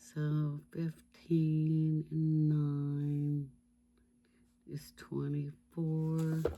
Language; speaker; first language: English; native; English